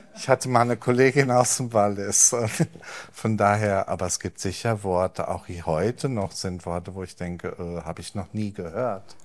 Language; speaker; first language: German; native; German